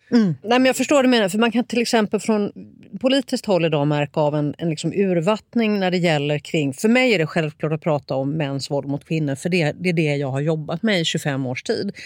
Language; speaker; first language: Swedish; native; Swedish